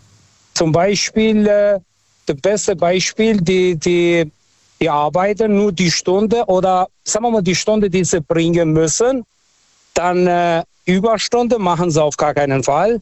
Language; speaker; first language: German; non-native, fluent; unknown